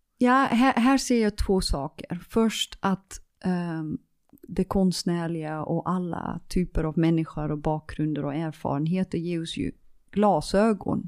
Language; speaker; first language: Swedish; non-native, fluent; Dutch